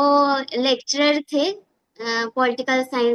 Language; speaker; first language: Hindi; non-native, local second language; Odia